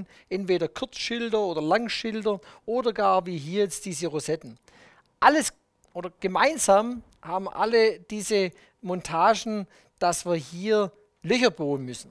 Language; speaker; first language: German; native; German